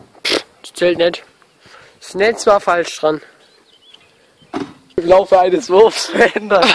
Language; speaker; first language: German; native; German